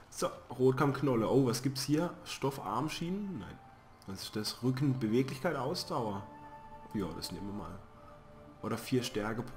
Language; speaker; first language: German; native; German